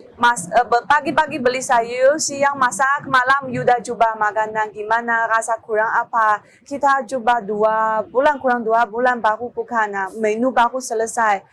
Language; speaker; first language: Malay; non-native, learner; Chinese